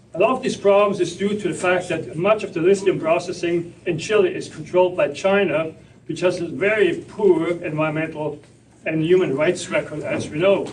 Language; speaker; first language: English; non-native, fluent; German